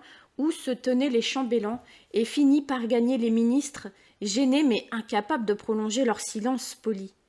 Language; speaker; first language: French; native; French